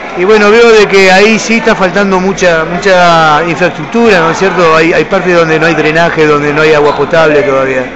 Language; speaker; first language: Spanish; native; Spanish